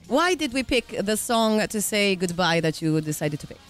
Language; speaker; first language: English; non-native, fluent; Italian